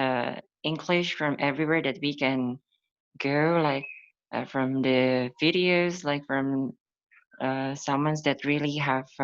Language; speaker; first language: English; non-native, learner; Indonesian